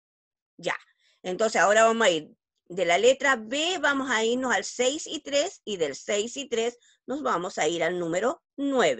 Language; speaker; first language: Spanish; native; Spanish